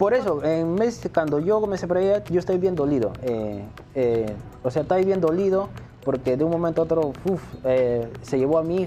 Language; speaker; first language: Spanish; native; Spanish